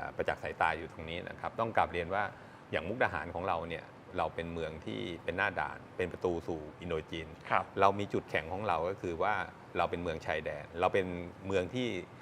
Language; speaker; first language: Thai; native; Thai